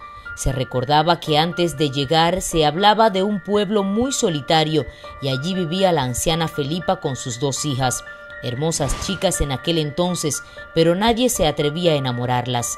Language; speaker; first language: Spanish; native; Spanish